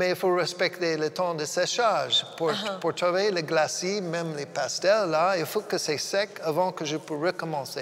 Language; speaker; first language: French; non-native, fluent; English